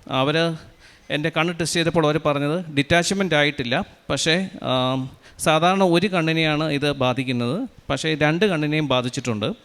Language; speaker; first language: Malayalam; native; Malayalam